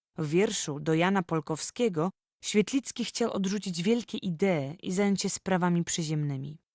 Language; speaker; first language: Polish; native; Polish